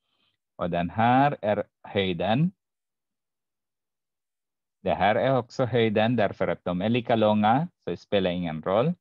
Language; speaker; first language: Swedish; non-native, fluent; Arabic